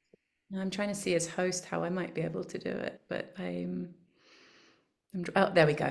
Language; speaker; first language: English; native; English